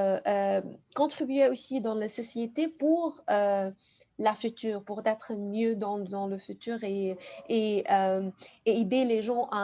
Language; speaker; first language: French; non-native, fluent; Arabic